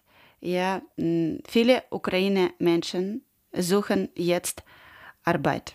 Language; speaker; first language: German; non-native, learner; Ukrainian